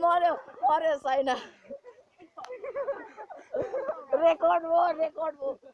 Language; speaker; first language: English; non-native, learner; Nepali